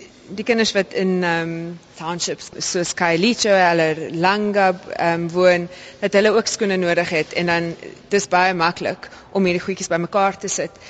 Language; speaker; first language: Afrikaans; early bilingual, heritage; Afrikaans